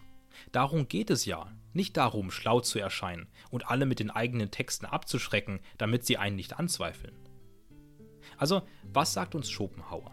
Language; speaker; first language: German; native; German